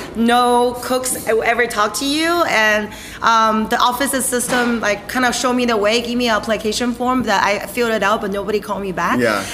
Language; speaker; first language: English; non-native, fluent; Chinese